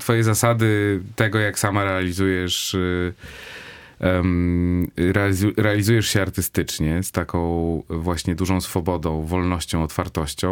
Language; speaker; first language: Polish; native; Polish